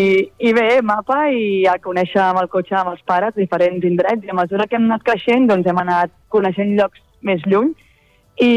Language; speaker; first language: Catalan; native; Catalan